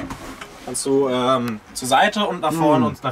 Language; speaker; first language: German; native; German